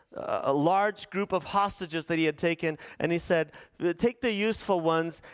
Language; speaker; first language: English; early bilingual, other home language; Spanish